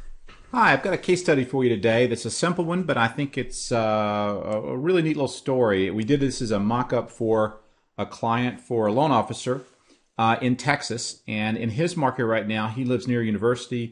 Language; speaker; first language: English; native; English